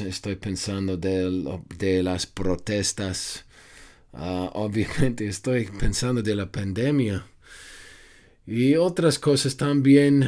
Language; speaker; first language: Spanish; non-native, fluent; English